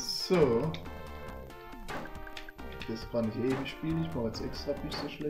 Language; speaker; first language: German; native; German